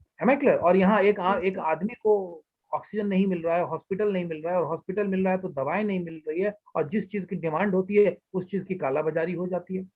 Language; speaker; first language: Hindi; native; Hindi